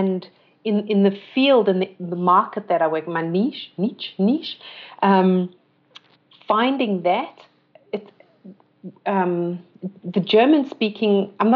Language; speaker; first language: English; native; English